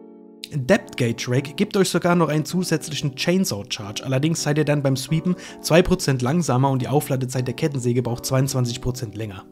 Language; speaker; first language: German; native; German